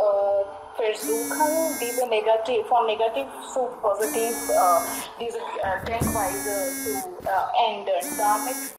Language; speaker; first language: German; non-native, learner; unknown